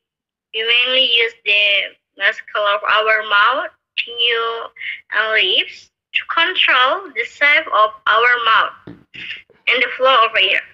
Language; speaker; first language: English; non-native, learner; Indonesian